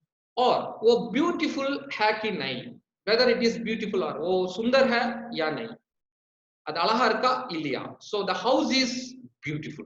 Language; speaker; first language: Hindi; non-native, local second language; Tamil